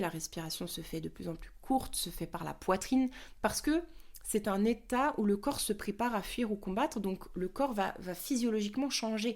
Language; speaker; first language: French; native; French